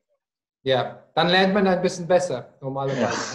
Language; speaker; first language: German; non-native, fluent; Afrikaans